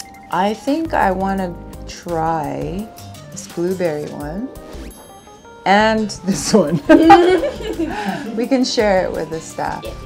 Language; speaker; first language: English; early bilingual, other home language; Japanese